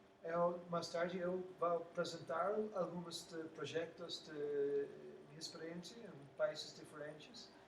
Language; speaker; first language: Portuguese; non-native, learner; English